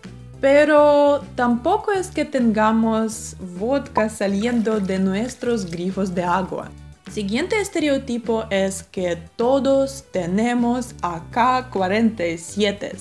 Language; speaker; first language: Spanish; non-native, fluent; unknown